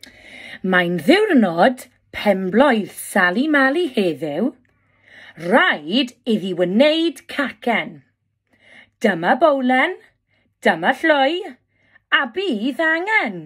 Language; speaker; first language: Welsh; non-native, local second language; English